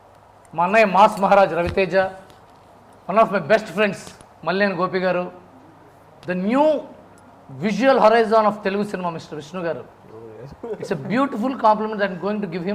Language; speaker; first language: Telugu; native; Telugu